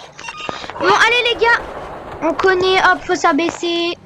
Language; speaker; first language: French; native; French